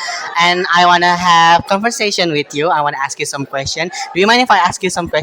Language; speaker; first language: English; non-native, learner; Indonesian